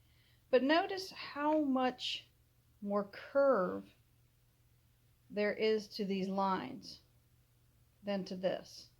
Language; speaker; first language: English; native; English